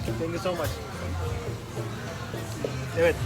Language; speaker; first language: English; non-native, learner; Turkish